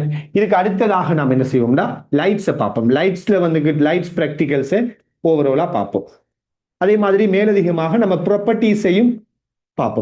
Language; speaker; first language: Tamil; native; Tamil